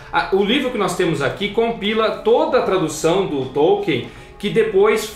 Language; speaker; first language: Portuguese; native; Portuguese